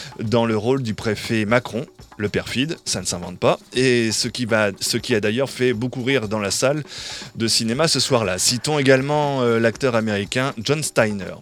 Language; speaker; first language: French; native; French